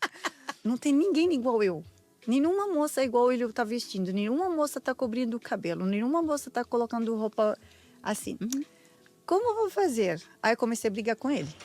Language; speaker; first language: Portuguese; non-native, learner; Arabic